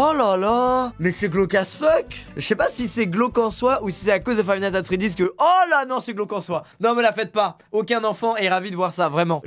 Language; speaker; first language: French; native; French